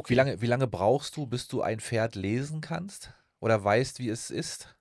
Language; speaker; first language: German; native; German